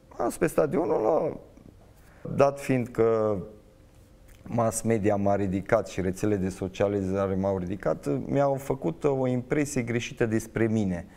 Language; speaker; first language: Romanian; native; Romanian